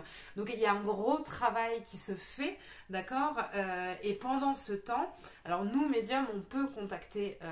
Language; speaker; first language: French; native; French